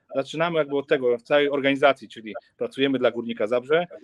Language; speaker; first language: Polish; native; Polish